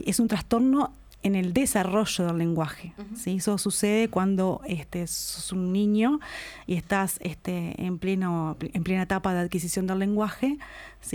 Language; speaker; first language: Spanish; native; Spanish